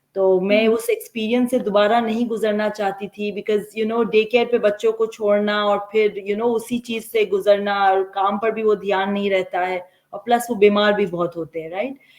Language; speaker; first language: Urdu; native; Urdu